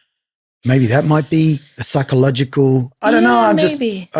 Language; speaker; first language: English; native; English